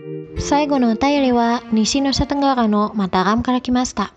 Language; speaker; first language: Japanese; non-native, fluent; Indonesian